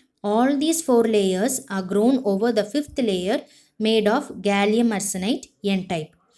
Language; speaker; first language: English; non-native, local second language; Tamil